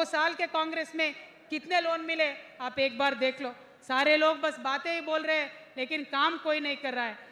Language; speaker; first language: Hindi; non-native, local second language; Telugu